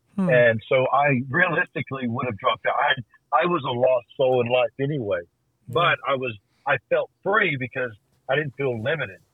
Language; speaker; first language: English; native; English